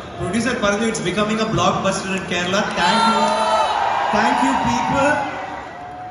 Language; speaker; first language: Malayalam; non-native, learner; Tamil